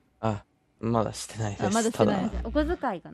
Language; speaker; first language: Japanese; early bilingual, heritage; English